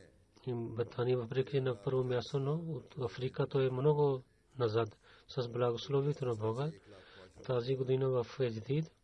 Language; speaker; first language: Bulgarian; non-native, fluent; Urdu